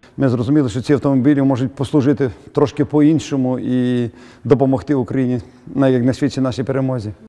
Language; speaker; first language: Ukrainian; native; Ukrainian